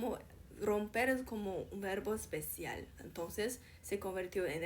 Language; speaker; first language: Spanish; non-native, fluent; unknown